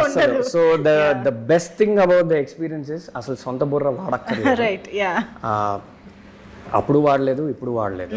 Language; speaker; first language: Telugu; native; Telugu